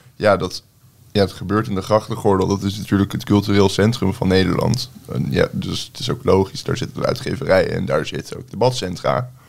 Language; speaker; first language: Dutch; non-native, fluent; Turkish